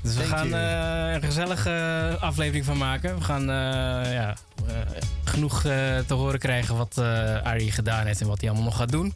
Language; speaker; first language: Dutch; native; Dutch